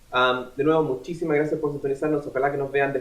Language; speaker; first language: Spanish; native; Spanish